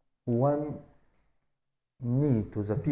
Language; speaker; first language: English; non-native, fluent; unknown